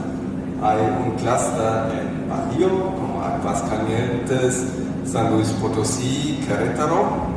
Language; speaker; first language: Spanish; non-native, fluent; German